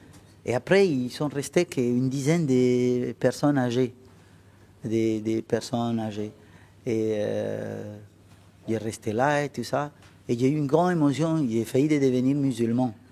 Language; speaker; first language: French; non-native, fluent; Spanish